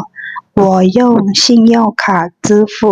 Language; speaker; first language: Chinese; non-native, fluent; Burmese